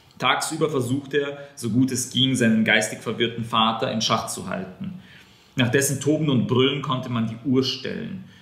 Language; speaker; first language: German; non-native, fluent; Serbian